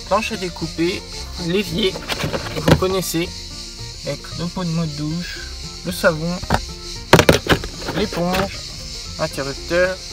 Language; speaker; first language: French; native; French